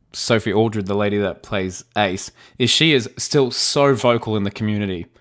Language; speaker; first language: English; native; English